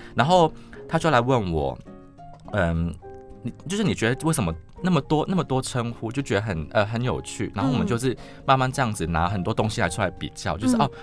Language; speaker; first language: Chinese; non-native, local second language; Cantonese